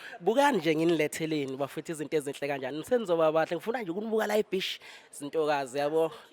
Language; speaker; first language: Zulu; native; Zulu